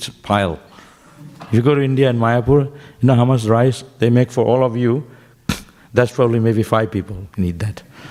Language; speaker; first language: English; non-native, local second language; Bangla